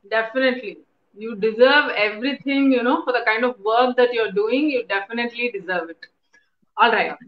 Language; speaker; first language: English; non-native, local second language; Tamil